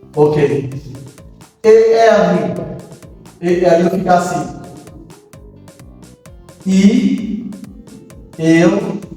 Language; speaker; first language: Portuguese; non-native, fluent; Haitian Creole